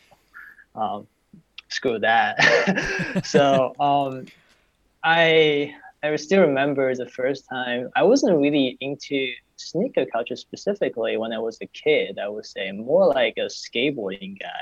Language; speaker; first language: English; non-native, fluent; Chinese